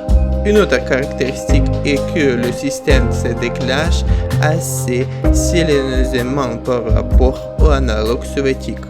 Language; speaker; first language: French; non-native, fluent; Ukrainian